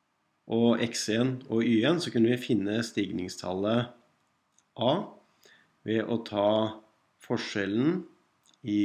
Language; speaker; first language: Norwegian; native; Norwegian